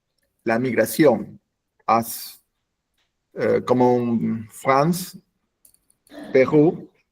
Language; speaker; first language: French; non-native, learner; Spanish